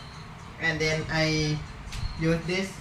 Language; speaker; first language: English; non-native, learner; Thai